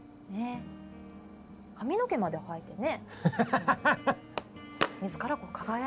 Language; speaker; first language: Japanese; native; Japanese